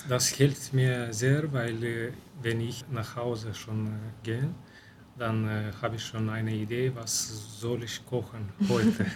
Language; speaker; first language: German; non-native, local second language; Romanian